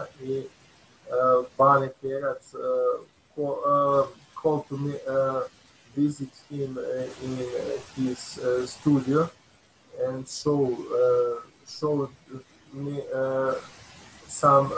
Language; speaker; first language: English; non-native, learner; Bosnian